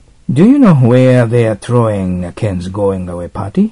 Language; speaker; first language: English; non-native, fluent; Japanese